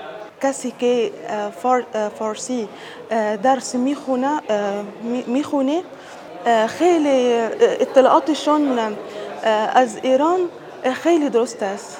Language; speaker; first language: Persian; non-native, learner; Arabic